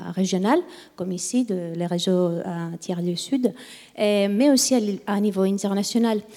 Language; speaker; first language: French; non-native, fluent; Greek